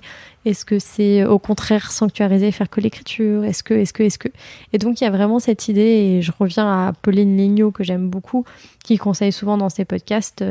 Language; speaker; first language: French; native; French